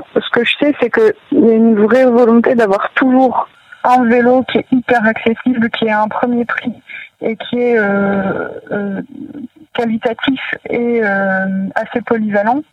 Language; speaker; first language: French; native; French